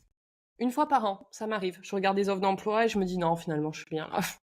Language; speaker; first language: French; native; French